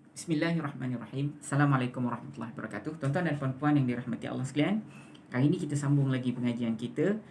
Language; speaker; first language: Malay; native; Malay